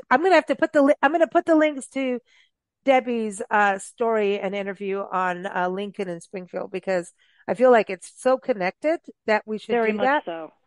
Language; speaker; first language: English; native; English